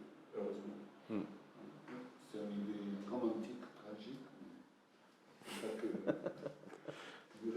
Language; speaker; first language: French; non-native, fluent; Portuguese